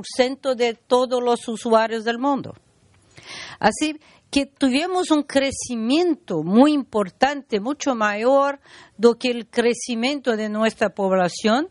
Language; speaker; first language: Spanish; non-native, learner; Portuguese